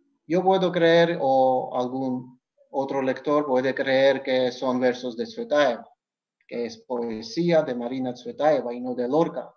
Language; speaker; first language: Spanish; non-native, fluent; Georgian